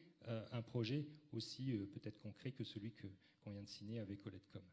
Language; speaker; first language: French; native; French